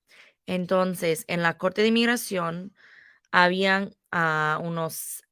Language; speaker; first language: Spanish; non-native, fluent; English